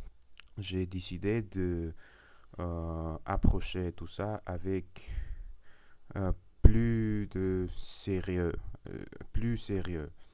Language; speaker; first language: French; non-native, learner; Russian